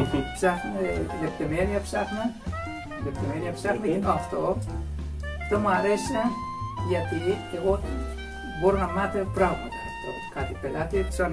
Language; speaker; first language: Greek; non-native, learner; Persian